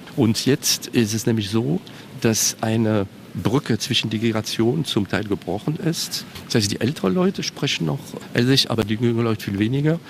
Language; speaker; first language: German; non-native, local second language; French